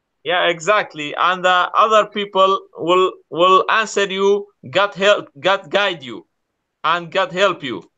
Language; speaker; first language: English; non-native, learner; Kurdish